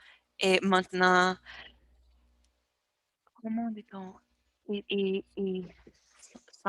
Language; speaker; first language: French; non-native, learner; Portuguese